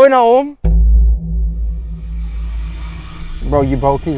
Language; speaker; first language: English; native; English